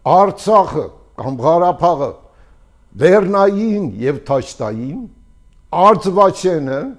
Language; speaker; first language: Armenian; early bilingual, heritage; Armenian